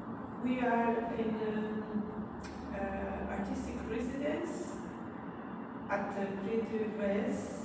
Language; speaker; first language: English; non-native, learner; Portuguese